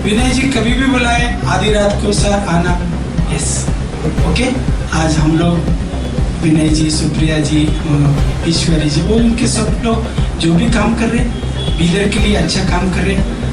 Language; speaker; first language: Hindi; non-native, local second language; Kannada